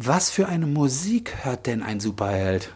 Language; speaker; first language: German; native; German